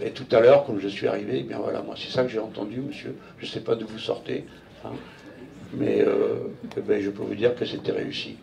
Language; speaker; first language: French; native; French